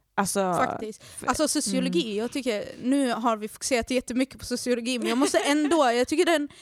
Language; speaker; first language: Swedish; native; Swedish